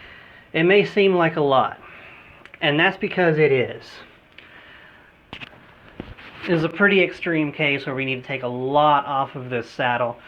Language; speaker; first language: English; native; English